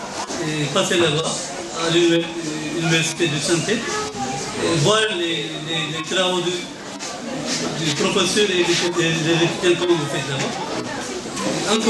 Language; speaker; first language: French; non-native, learner; Turkish